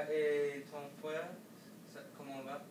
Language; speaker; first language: French; non-native, learner; English